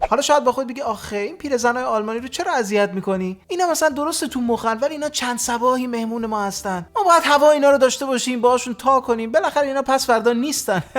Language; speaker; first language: Persian; early bilingual, heritage; Persian